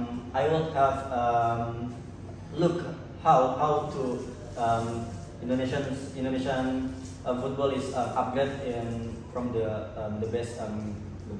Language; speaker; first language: English; non-native, learner; Indonesian